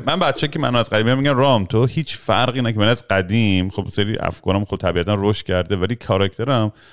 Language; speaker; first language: Persian; early bilingual, heritage; Persian